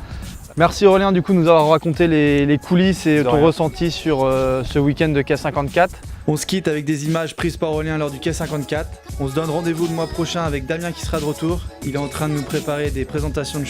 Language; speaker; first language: French; native; French